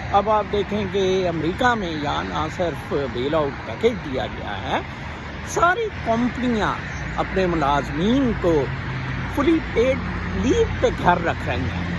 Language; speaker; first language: Urdu; non-native, local second language; Punjabi